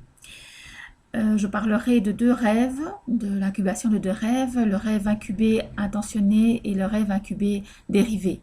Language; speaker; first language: French; native; French